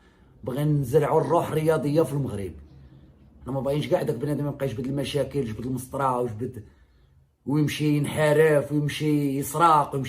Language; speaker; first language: Arabic; native; Arabic